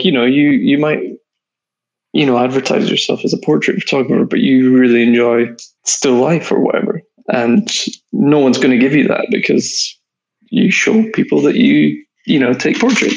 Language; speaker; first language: English; native; English